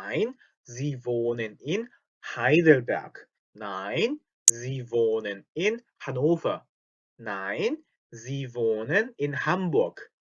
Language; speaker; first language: German; non-native, fluent; Korean